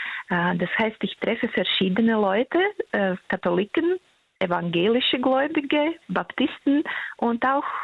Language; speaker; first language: German; non-native, fluent; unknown